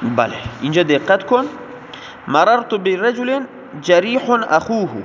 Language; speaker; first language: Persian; non-native, local second language; Baluchi